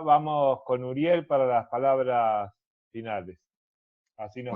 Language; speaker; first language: Spanish; native; Spanish